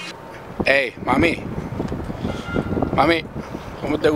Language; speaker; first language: Spanish; early bilingual, heritage; Spanish